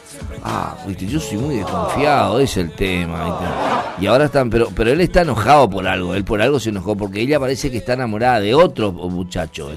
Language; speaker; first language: Spanish; native; Spanish